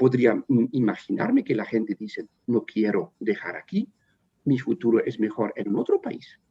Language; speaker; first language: Spanish; non-native, fluent; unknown